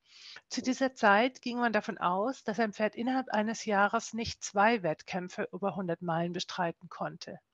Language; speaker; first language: German; native; German